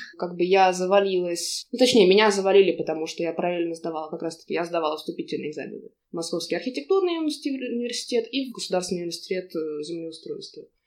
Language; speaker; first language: Russian; native; Russian